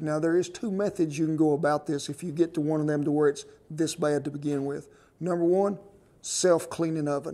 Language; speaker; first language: English; native; English